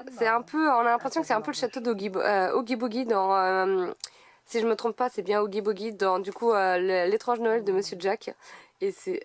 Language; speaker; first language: French; native; French